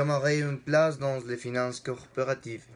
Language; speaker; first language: French; non-native, learner; Spanish